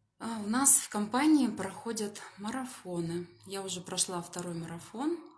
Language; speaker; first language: Russian; native; Russian